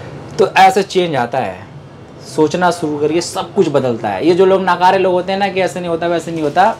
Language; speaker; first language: Hindi; native; Hindi